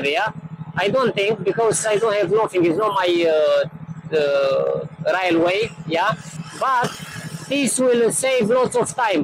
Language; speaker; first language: English; non-native, learner; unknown